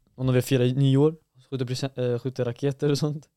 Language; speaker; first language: Swedish; early bilingual, other home language; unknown